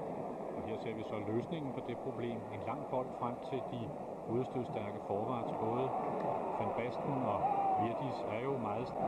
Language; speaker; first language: Danish; native; Danish